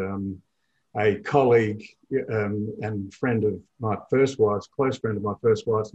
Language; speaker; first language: English; native; English